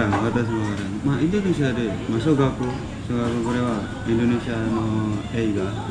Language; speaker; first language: Japanese; non-native, learner; Indonesian